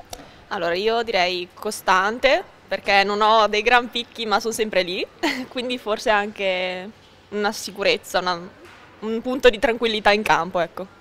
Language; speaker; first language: Italian; native; Italian